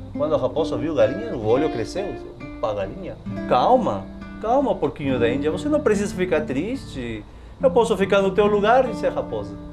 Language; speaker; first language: Portuguese; non-native, fluent; Spanish